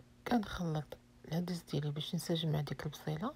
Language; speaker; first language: Arabic; native; Arabic